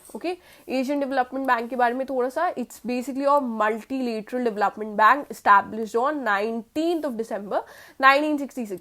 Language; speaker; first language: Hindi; native; Hindi